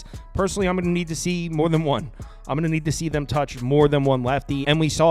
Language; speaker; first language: English; native; English